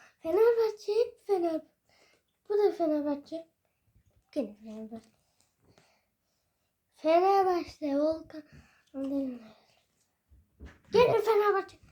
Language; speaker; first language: Turkish; early bilingual, heritage; Turkish